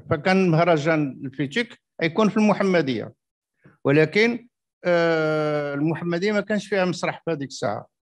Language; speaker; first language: Arabic; native; Arabic